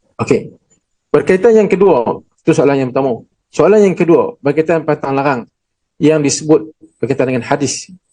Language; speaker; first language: Malay; native; Malay